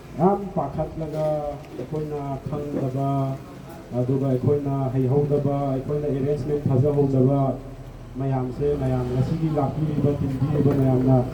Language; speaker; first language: Manipuri; non-native, local second language; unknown